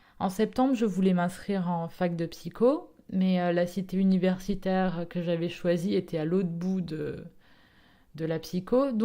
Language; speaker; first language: French; early bilingual, other home language; Italian